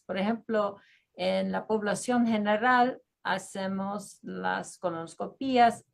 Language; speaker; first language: Spanish; non-native, fluent; English